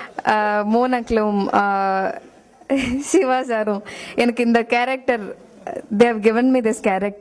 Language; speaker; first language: Tamil; non-native, fluent; Malayalam